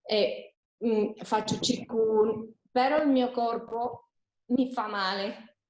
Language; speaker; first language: Italian; non-native, fluent; Spanish